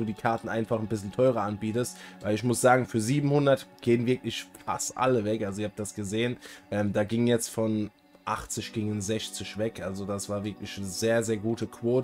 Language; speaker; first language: German; native; German